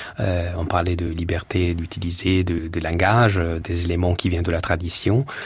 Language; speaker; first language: French; non-native, fluent; Italian